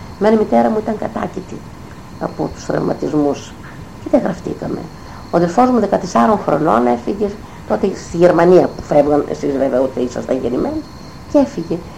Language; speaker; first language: Greek; native; Greek